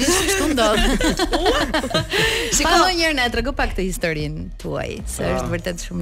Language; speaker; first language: Albanian; native; Albanian